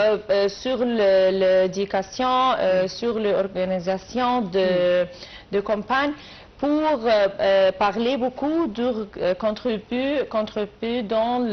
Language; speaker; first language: French; non-native, learner; Arabic